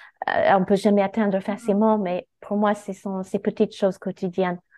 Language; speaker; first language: French; non-native, fluent; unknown